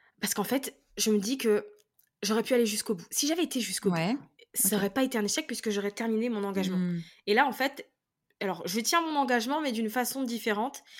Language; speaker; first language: French; native; French